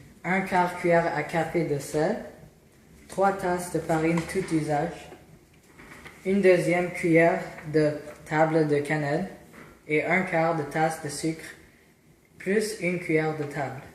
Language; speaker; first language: French; non-native, learner; English